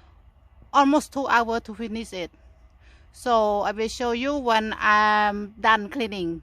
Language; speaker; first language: English; non-native, fluent; Khmer